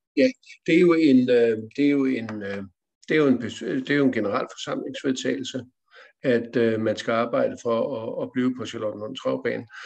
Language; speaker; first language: Danish; native; Danish